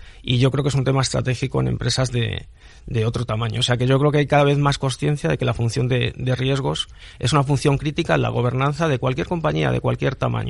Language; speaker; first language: Spanish; native; Spanish